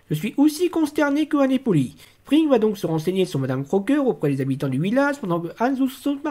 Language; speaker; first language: French; native; French